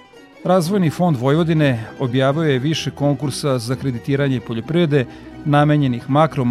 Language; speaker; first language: Serbian; native; Serbian